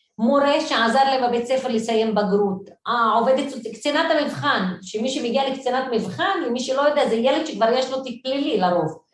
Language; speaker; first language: Hebrew; non-native, local second language; Arabic